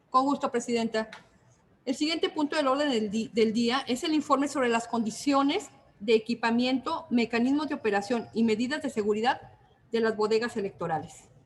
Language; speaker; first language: Spanish; native; Spanish